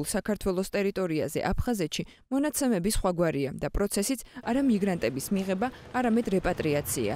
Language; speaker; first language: Georgian; native; Georgian